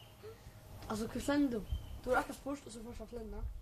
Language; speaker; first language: Danish; non-native, local second language; Faroese